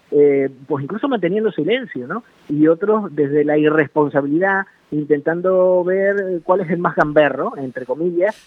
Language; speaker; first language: Spanish; native; Spanish